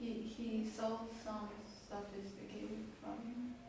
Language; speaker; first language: English; non-native, learner; Chinese